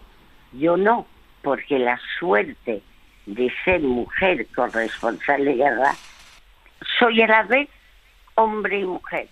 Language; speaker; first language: Spanish; early bilingual, other home language; French